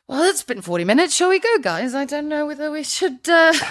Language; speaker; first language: English; non-native, fluent; Icelandic